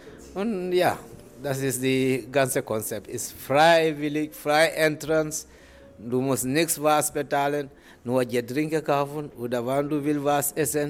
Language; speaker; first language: German; non-native, learner; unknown